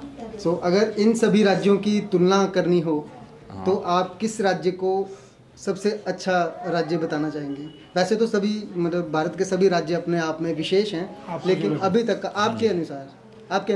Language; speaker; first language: Hindi; native; Hindi